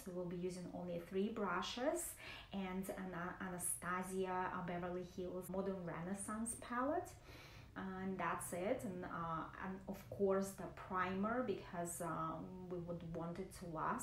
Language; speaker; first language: English; non-native, fluent; Russian